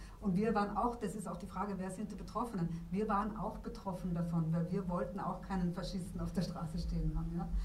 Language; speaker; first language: German; native; German